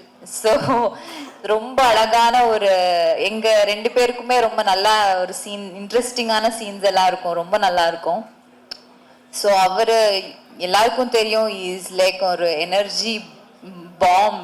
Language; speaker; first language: Tamil; early bilingual, heritage; Tamil